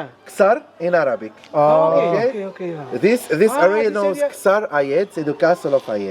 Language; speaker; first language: English; non-native, learner; Arabic